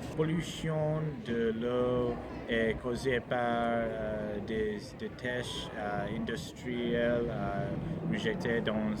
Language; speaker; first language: French; non-native, learner; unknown